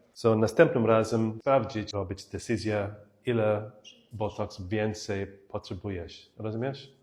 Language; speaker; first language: Polish; non-native, learner; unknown